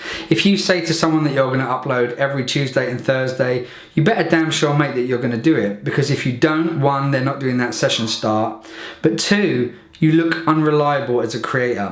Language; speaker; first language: English; native; English